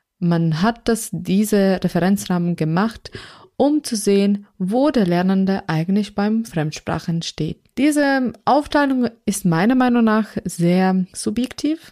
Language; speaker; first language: German; non-native, fluent; Ukrainian